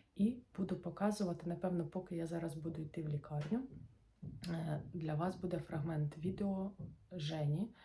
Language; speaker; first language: Ukrainian; non-native, local second language; Russian